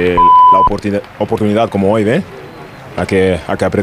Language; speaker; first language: Spanish; non-native, learner; German